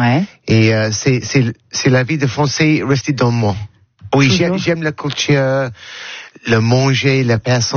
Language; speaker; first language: French; non-native, learner; English